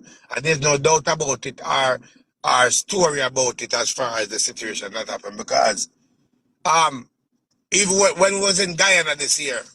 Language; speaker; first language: English; native; English